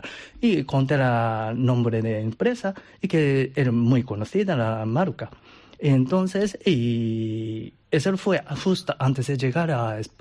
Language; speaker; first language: Spanish; non-native, learner; Japanese